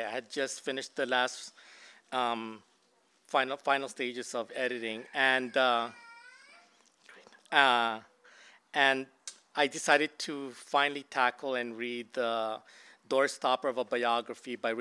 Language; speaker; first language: English; native; English